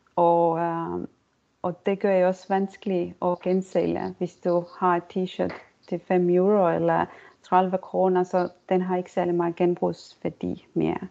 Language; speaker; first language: Danish; non-native, fluent; Estonian